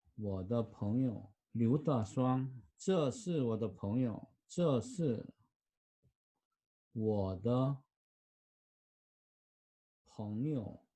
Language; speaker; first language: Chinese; non-native, fluent; Korean